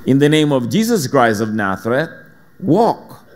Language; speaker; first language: English; non-native, local second language; Filipino